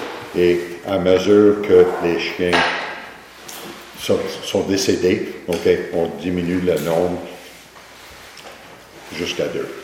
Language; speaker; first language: French; native; French